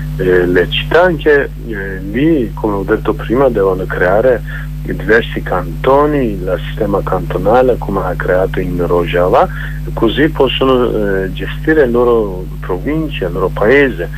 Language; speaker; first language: Italian; non-native, learner; Kurdish